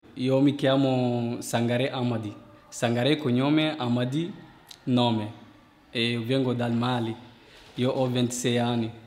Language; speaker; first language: Italian; non-native, learner; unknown